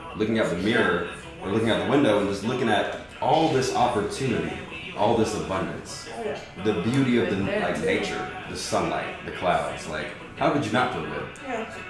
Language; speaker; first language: English; native; English